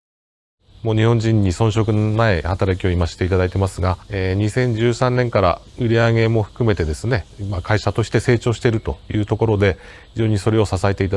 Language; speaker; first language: Japanese; native; Japanese